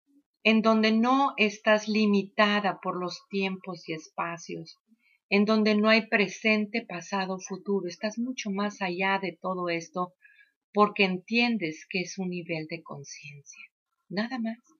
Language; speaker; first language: Spanish; native; Spanish